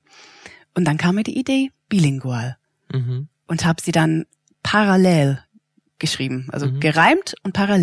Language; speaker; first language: German; non-native, fluent; English